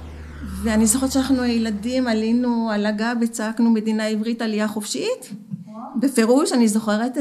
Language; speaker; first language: Hebrew; early bilingual, other home language; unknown